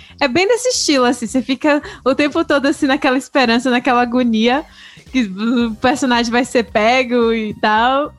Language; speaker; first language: Portuguese; native; Portuguese